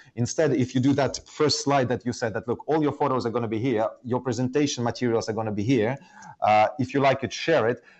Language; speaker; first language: English; non-native, fluent; Estonian